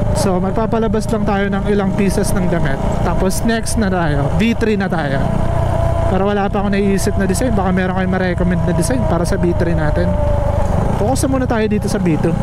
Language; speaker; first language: Filipino; non-native, local second language; Bikol